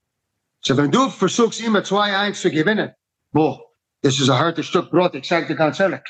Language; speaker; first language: German; non-native, fluent; English